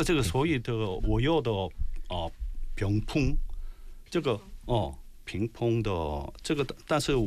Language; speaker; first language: Chinese; non-native, learner; Korean